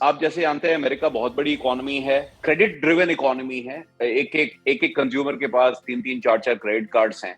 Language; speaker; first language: Hindi; native; Hindi